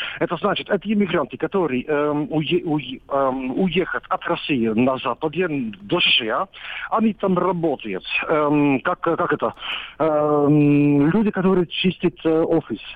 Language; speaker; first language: Russian; non-native, learner; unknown